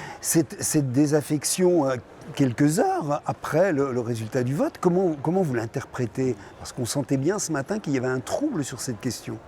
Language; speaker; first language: French; native; French